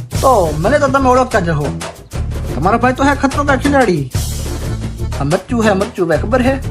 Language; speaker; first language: Gujarati; native; Gujarati